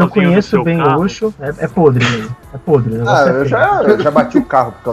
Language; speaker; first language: Portuguese; native; Portuguese